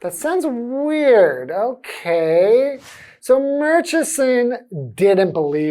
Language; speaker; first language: English; native; English